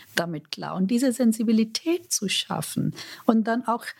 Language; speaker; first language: German; non-native, fluent; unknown